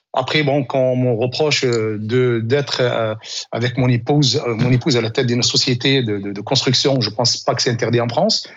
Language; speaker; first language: French; non-native, local second language; Arabic